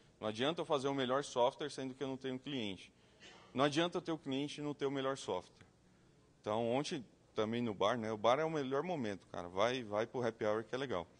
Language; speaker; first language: Portuguese; native; Portuguese